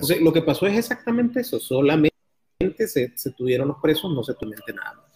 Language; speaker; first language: Spanish; native; Spanish